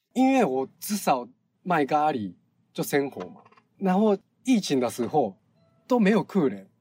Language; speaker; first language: Chinese; non-native, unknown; Japanese